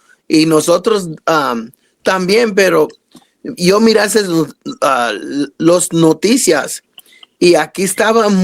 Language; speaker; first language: Spanish; non-native, learner; English